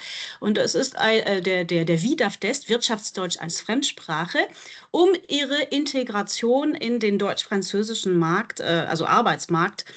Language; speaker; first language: German; non-native, fluent; French